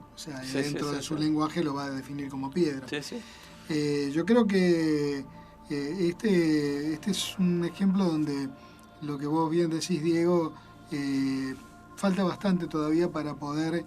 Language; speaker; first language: Spanish; native; Spanish